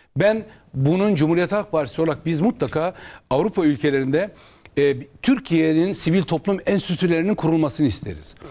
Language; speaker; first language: Turkish; native; Turkish